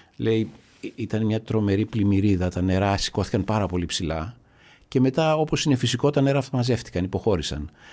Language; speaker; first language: Greek; native; Greek